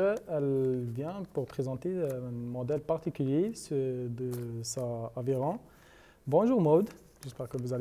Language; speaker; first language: French; non-native, fluent; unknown